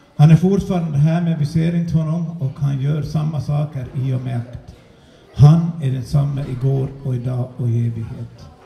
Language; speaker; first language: Swedish; native; Swedish